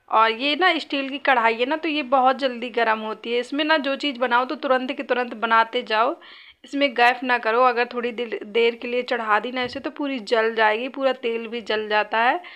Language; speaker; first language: Hindi; native; Hindi